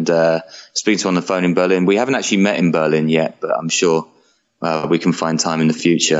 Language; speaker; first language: English; native; English